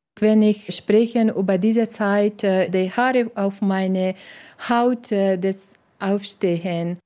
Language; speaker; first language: German; non-native, learner; Persian